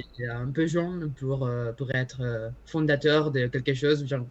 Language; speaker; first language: French; non-native, learner; Spanish